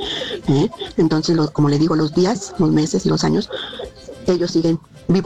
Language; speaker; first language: Spanish; native; Spanish